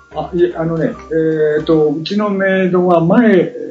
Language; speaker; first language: Japanese; native; Japanese